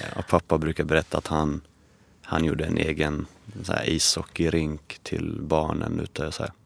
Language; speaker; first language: Swedish; early bilingual, other home language; Albanian